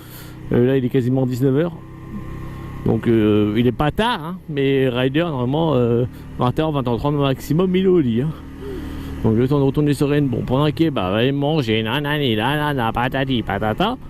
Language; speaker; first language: French; native; French